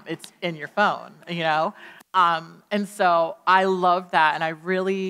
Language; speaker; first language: English; native; English